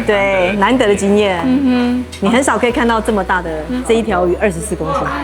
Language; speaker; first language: Chinese; native; Chinese